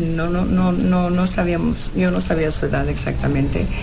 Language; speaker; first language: Spanish; early bilingual, heritage; Spanish